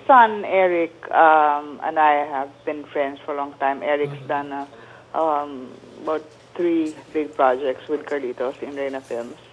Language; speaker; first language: English; non-native, local second language; Filipino